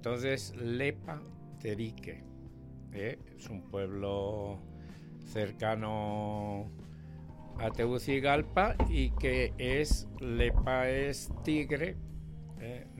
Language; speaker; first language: Spanish; native; Spanish